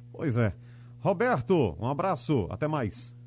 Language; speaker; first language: Portuguese; native; Portuguese